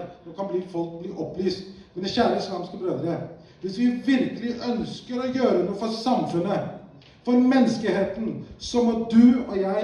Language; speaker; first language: Norwegian; early bilingual, other home language; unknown